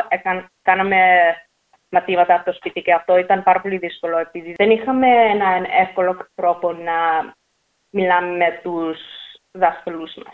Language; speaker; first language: Greek; early bilingual, heritage; English